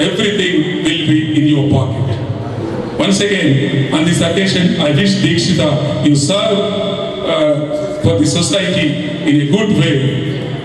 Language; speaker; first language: English; non-native, local second language; Telugu